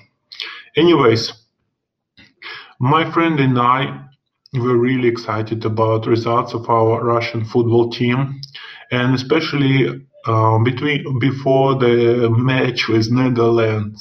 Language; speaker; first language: English; non-native, fluent; Russian